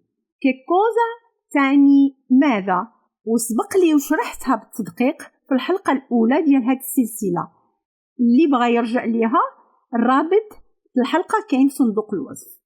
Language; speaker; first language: Arabic; native; Arabic